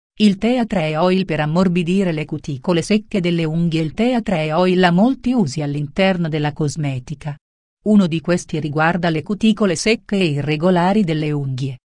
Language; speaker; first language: Italian; native; Italian